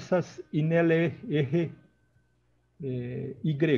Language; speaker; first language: Spanish; non-native, learner; Portuguese